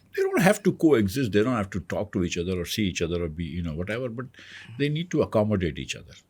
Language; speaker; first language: English; non-native, local second language; Urdu